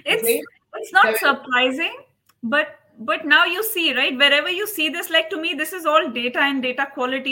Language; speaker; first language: English; non-native, local second language; Hindi